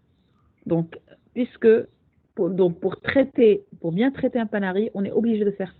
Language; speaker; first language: French; non-native, local second language; Arabic